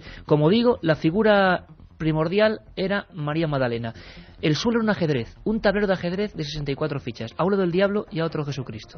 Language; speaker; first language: Spanish; native; Spanish